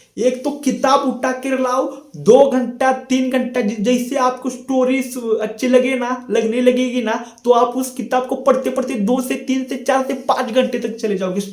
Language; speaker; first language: Hindi; non-native, local second language; Marathi